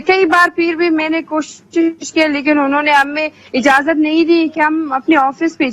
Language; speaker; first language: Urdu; non-native, fluent; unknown